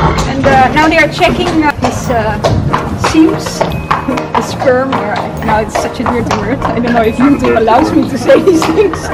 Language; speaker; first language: English; non-native, fluent; Dutch